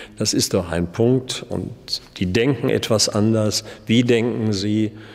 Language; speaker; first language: German; native; German